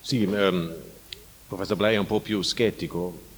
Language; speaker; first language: Italian; non-native, learner; German